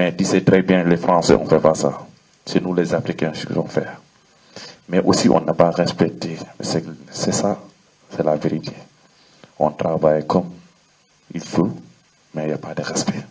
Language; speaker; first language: French; non-native, learner; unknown